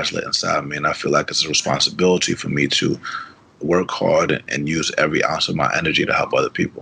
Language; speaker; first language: English; early bilingual, other home language; Spanish